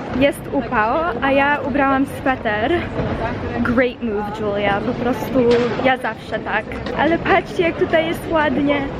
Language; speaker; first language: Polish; early bilingual, heritage; Polish